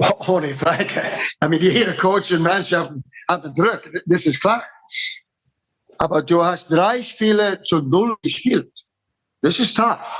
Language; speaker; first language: German; non-native, learner; English